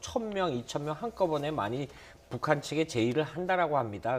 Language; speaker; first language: Korean; native; Korean